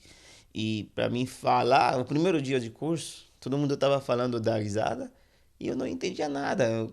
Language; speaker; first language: Portuguese; non-native, fluent; Haitian Creole